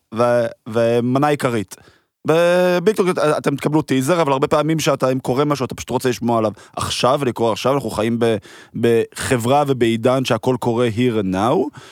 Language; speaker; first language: Hebrew; early bilingual, heritage; Hebrew